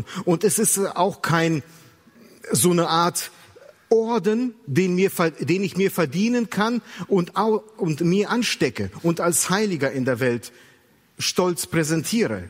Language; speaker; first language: German; native; German